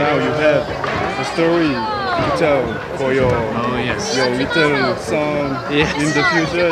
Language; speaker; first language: English; non-native, local second language; French